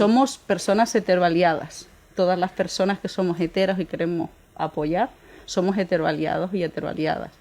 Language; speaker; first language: Spanish; native; Spanish